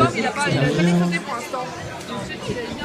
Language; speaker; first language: French; native; French